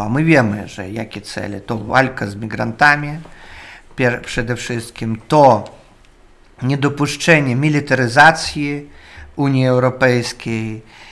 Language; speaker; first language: Polish; non-native, learner; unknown